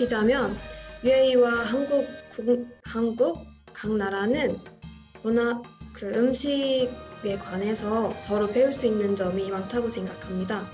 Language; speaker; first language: Korean; non-native, fluent; Arabic